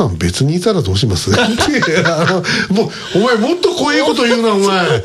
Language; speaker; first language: Japanese; native; Japanese